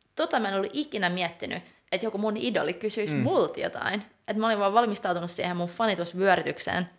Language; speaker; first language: Finnish; non-native, local second language; Swedish